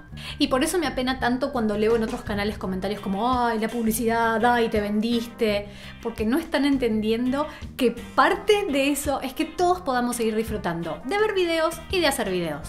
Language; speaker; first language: Spanish; native; Spanish